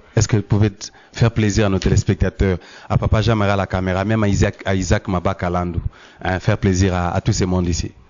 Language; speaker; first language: French; non-native, local second language; Lingala